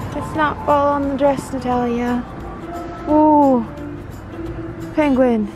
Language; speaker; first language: English; native; English